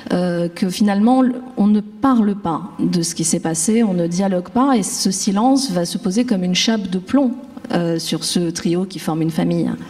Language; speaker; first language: French; native; French